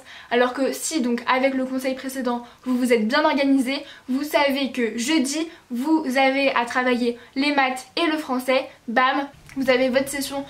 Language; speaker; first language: French; native; French